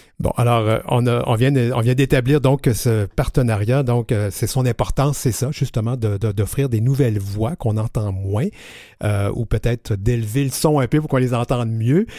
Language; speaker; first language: French; native; French